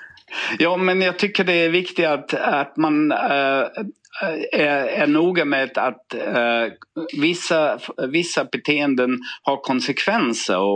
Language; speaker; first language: Swedish; non-native, fluent; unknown